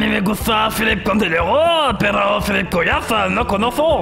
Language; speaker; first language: Spanish; non-native, learner; French